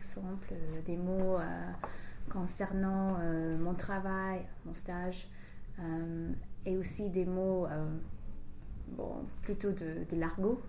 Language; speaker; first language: French; non-native, fluent; English